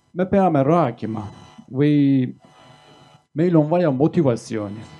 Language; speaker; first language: Estonian; non-native, fluent; Turkish